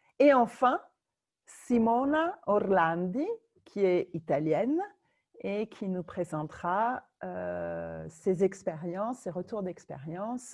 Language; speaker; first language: French; native; French